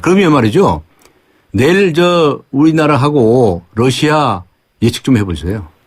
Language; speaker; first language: Korean; native; Korean